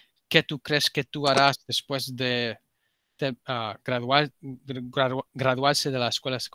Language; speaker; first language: Spanish; early bilingual, heritage; Spanish